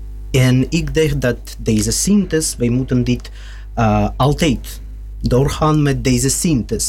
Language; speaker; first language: Dutch; non-native, learner; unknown